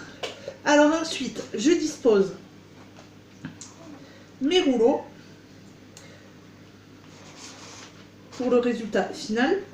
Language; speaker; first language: French; native; French